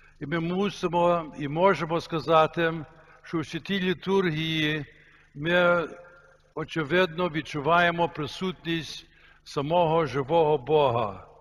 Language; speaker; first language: Ukrainian; early bilingual, heritage; Ukrainian